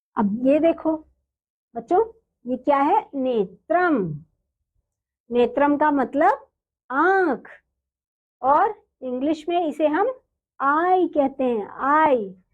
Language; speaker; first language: Hindi; native; Hindi